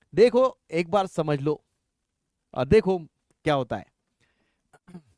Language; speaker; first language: Hindi; non-native, local second language; Marathi